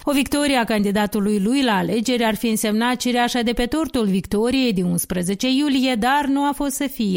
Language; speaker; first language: Romanian; native; Romanian